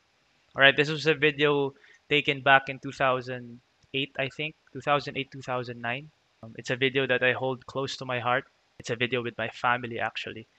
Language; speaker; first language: English; non-native, local second language; Filipino